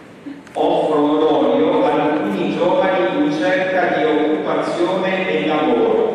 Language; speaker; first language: Italian; native; Italian